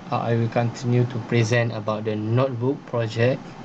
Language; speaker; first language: English; non-native, learner; Malay